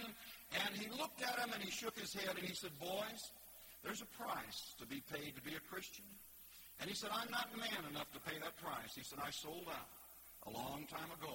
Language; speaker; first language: English; native; English